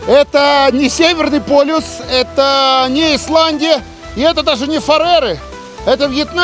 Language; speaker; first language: Russian; native; Russian